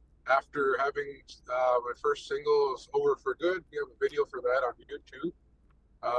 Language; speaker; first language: English; native; English